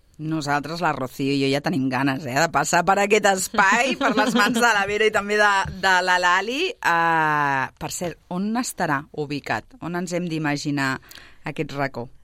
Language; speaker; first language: Catalan; native; Catalan